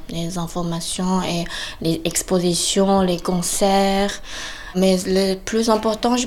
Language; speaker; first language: French; non-native, fluent; Chinese